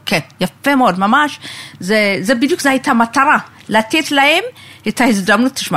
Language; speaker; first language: Hebrew; non-native, fluent; Amharic